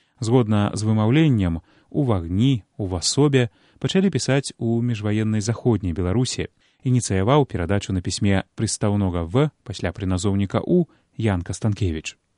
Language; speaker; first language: Belarusian; native; Belarusian